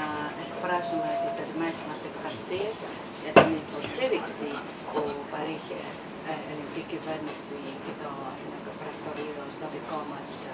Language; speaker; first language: Greek; non-native, fluent; Chinese